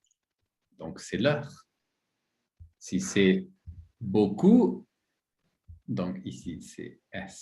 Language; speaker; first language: French; non-native, fluent; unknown